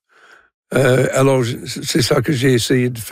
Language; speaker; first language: French; non-native, local second language; English